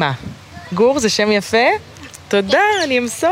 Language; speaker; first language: Hebrew; native; Hebrew